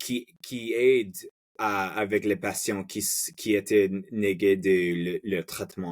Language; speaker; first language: French; non-native, fluent; Spanish